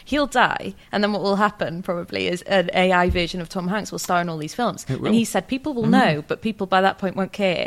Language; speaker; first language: English; native; English